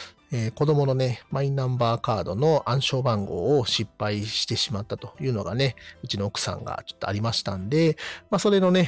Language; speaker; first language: Japanese; native; Japanese